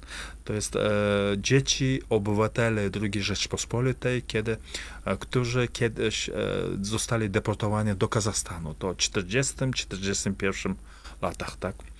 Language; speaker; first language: Polish; non-native, fluent; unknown